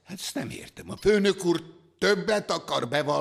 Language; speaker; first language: Hungarian; native; Hungarian